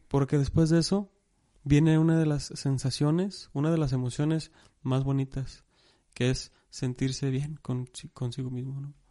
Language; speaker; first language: Spanish; native; Spanish